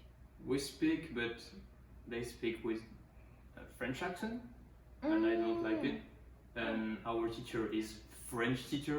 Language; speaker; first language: English; non-native, learner; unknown